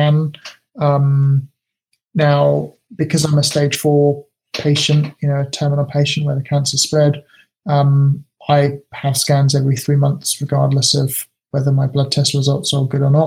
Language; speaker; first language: English; native; English